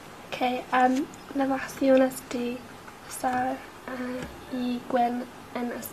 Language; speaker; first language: Spanish; non-native, learner; English